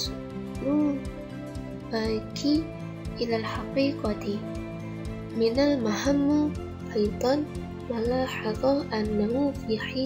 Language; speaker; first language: Arabic; non-native, learner; Indonesian